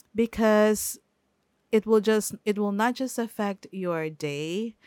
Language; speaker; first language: English; non-native, local second language; Filipino